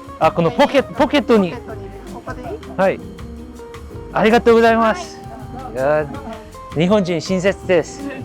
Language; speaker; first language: Japanese; non-native, learner; English